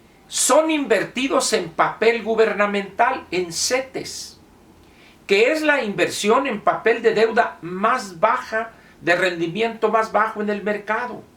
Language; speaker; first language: Spanish; native; Spanish